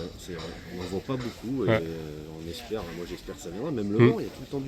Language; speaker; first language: French; native; French